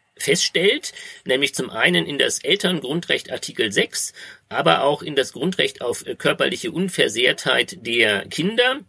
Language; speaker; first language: German; native; German